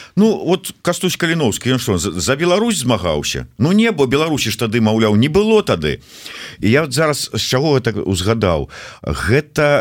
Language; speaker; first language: Belarusian; native; Belarusian